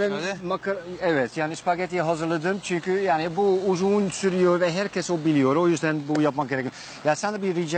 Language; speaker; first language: Turkish; non-native, learner; Dutch